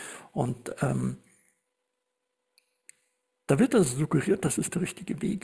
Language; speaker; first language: German; native; German